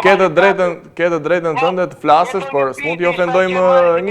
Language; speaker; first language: Albanian; native; Albanian